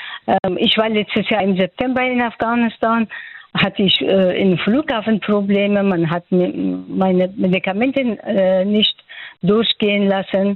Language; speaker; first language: German; non-native, fluent; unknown